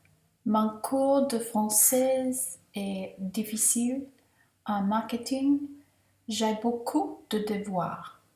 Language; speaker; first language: French; non-native, learner; English